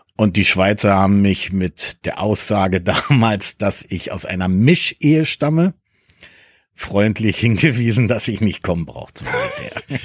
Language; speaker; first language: German; early bilingual, other home language; Spanish